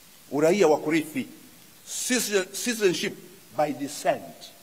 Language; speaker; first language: English; non-native, local second language; Swahili